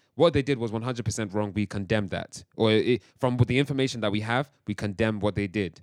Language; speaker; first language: English; native; English